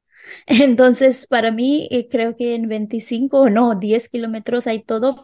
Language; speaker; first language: Spanish; non-native, local second language; Hindi